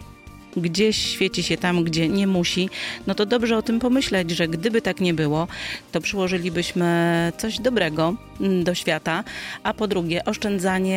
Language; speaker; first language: Polish; native; Polish